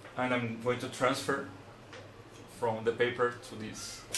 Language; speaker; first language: English; non-native, fluent; Portuguese